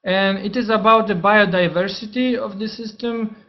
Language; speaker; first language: English; non-native, fluent; Polish